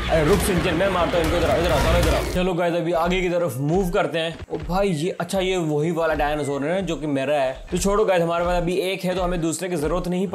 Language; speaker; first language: Hindi; native; Hindi